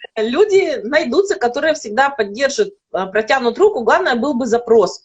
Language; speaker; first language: Russian; native; Russian